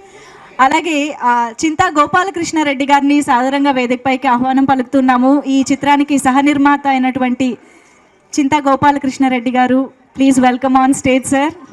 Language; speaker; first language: Telugu; native; Telugu